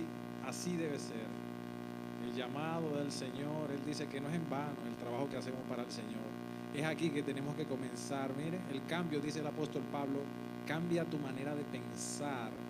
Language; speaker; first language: Spanish; native; Spanish